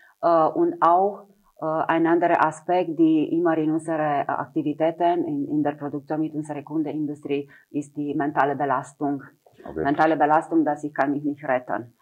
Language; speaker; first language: German; non-native, fluent; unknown